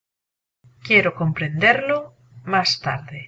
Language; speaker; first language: Spanish; non-native, learner; English